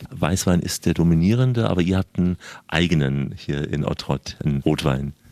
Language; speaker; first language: German; native; German